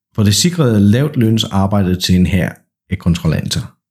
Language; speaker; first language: Danish; non-native, fluent; Polish